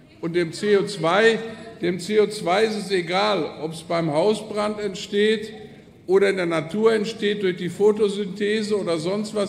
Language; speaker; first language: German; native; German